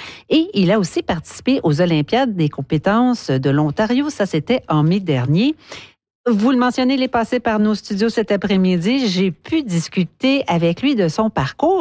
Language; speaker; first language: French; native; French